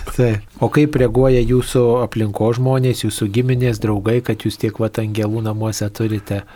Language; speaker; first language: Lithuanian; native; Lithuanian